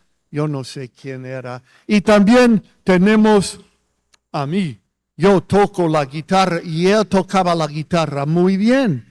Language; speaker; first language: Spanish; non-native, fluent; English